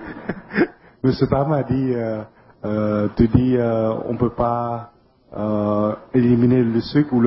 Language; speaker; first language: French; non-native, fluent; Vietnamese